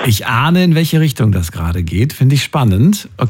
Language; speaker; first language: German; native; German